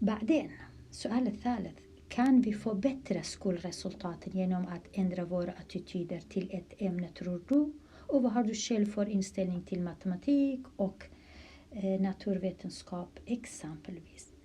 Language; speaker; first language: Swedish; non-native, fluent; Arabic